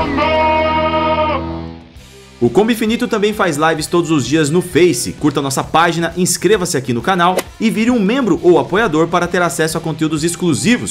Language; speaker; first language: Portuguese; native; Portuguese